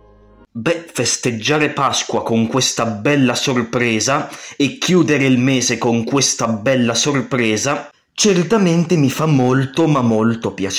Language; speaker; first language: Italian; native; Italian